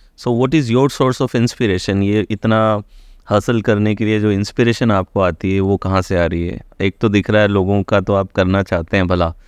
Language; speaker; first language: Hindi; native; Hindi